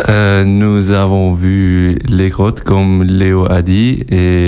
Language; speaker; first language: French; non-native, local second language; German